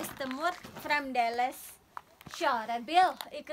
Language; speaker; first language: Norwegian; non-native, learner; Indonesian